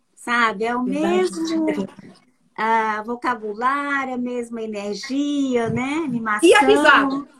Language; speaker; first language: Portuguese; native; Portuguese